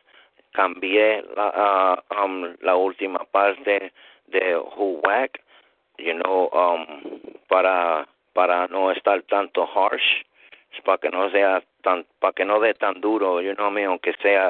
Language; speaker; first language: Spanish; early bilingual, heritage; Spanish